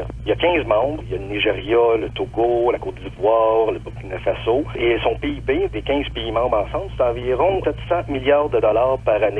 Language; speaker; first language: French; native; French